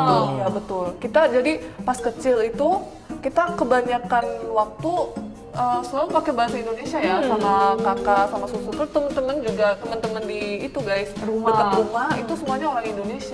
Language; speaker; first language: Indonesian; early bilingual, other home language; Korean